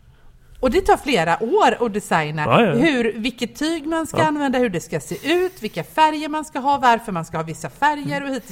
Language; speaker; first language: Swedish; native; Swedish